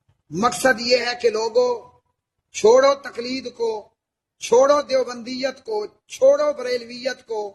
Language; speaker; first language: Urdu; native; Urdu